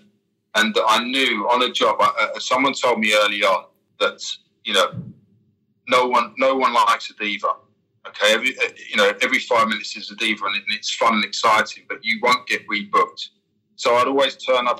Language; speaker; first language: English; native; English